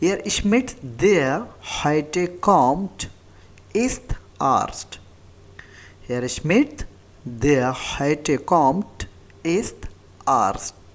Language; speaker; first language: German; non-native, fluent; Hindi